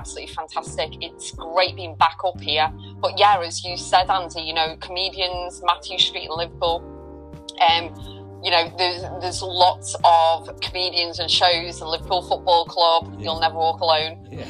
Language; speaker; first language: English; native; English